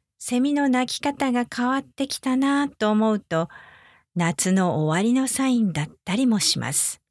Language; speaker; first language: Japanese; native; Japanese